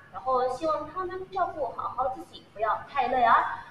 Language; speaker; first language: Chinese; non-native, fluent; Thai